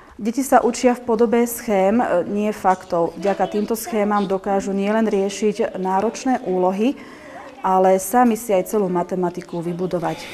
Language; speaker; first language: Slovak; native; Slovak